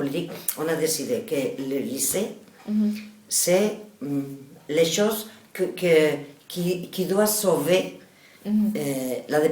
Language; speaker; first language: French; non-native, learner; Catalan